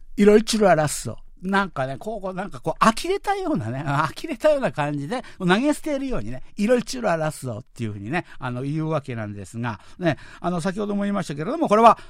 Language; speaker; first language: Japanese; non-native, fluent; Korean